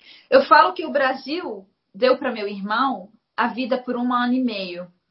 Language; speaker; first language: Portuguese; non-native, fluent; Arabic